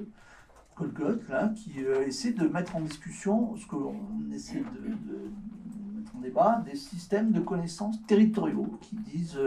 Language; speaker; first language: French; native; French